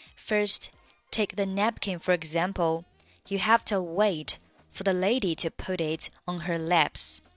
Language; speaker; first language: English; non-native, fluent; Chinese